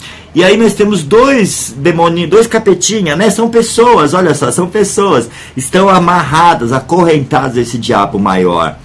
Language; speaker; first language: Portuguese; native; Portuguese